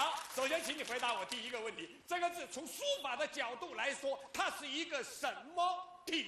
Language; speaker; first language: Chinese; native; Chinese